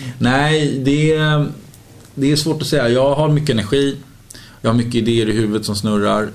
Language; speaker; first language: Swedish; native; Swedish